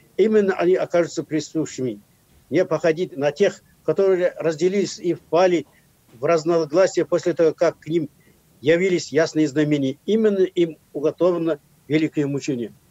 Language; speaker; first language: Russian; non-native, local second language; Kazakh